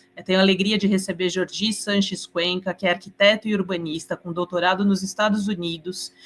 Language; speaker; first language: Portuguese; native; Portuguese